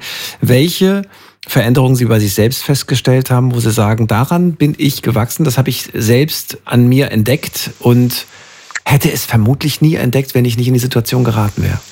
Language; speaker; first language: German; native; German